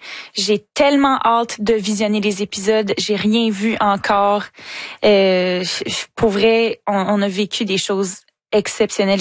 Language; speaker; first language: French; native; French